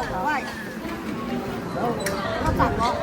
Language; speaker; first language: Chinese; non-native, learner; Lao